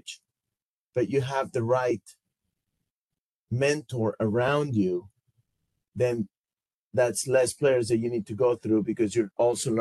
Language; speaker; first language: English; non-native, fluent; Spanish